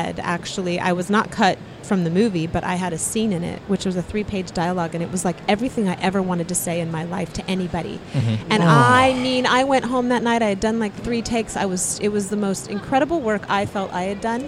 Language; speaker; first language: English; native; English